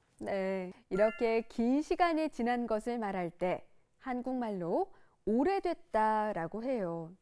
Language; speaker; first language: Korean; native; Korean